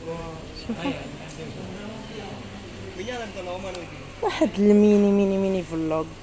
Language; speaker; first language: Arabic; native; Arabic